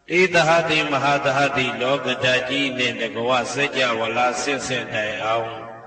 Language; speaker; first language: Burmese; native; Burmese